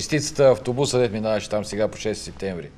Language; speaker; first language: Bulgarian; native; Bulgarian